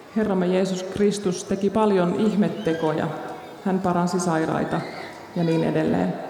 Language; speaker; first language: Finnish; native; Finnish